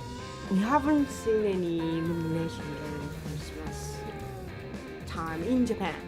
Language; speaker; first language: English; non-native, learner; Japanese